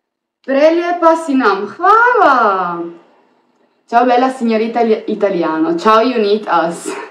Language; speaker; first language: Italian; early bilingual, other home language; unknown